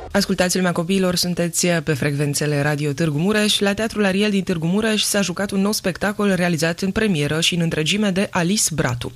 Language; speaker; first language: Romanian; native; Romanian